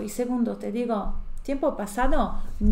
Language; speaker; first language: Spanish; non-native, fluent; Polish